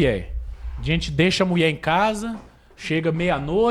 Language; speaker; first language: Portuguese; native; Portuguese